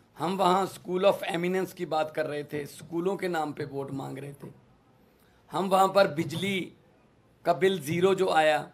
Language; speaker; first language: Hindi; non-native, local second language; Punjabi